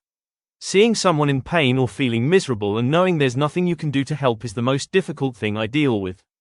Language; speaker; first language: English; non-native, fluent; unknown